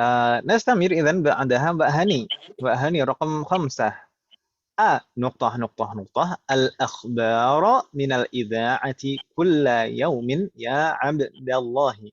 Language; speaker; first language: Arabic; non-native, fluent; Indonesian